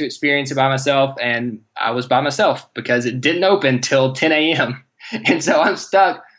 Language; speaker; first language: English; native; English